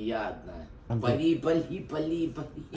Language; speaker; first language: Korean; non-native, learner; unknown